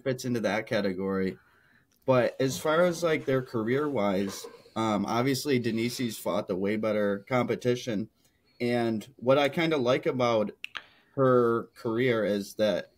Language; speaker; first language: English; native; English